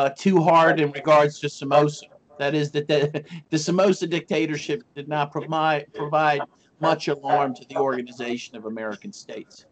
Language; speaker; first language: English; native; English